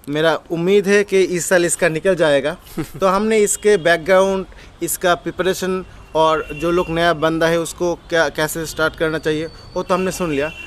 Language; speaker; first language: Hindi; non-native, local second language; Bangla